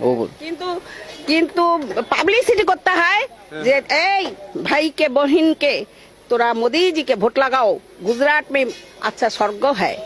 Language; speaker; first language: Hindi; non-native, learner; Bangla